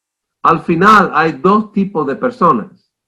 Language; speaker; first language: Spanish; non-native, fluent; English